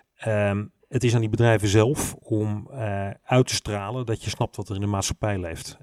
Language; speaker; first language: Dutch; native; Dutch